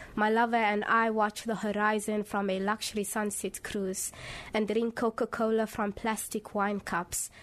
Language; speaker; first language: English; early bilingual, other home language; Somali